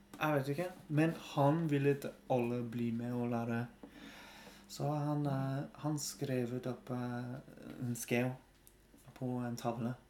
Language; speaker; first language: Norwegian; non-native, fluent; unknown